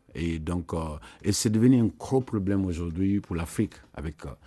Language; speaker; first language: French; non-native, local second language; Mandingo